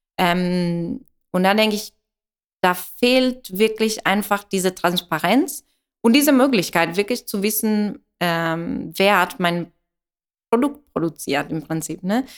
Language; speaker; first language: German; non-native, fluent; Italian